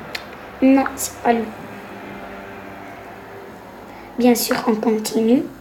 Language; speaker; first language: French; non-native, local second language; Arabic